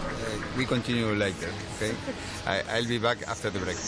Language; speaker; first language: English; non-native, learner; Spanish